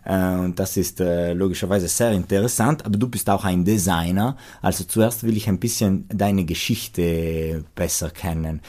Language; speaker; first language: German; non-native, local second language; Italian